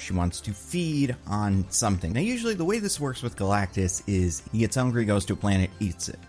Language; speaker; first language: English; native; English